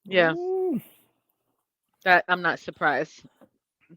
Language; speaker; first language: English; native; English